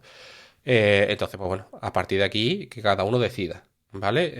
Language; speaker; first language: Spanish; native; Spanish